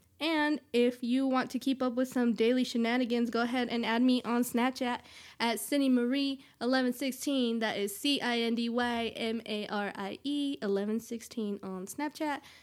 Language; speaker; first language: English; native; English